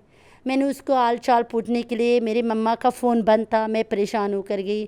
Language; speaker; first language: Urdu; non-native, learner; Persian